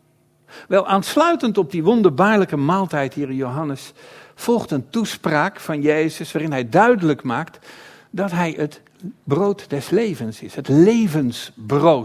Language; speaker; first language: Dutch; native; Dutch